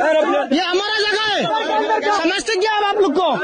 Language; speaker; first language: Hindi; non-native, learner; Bangla